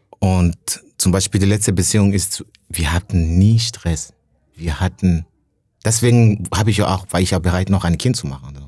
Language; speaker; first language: German; non-native, fluent; Rundi